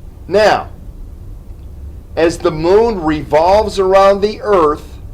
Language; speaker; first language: English; native; English